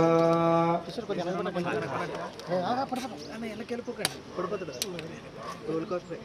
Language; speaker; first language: Telugu; native; Telugu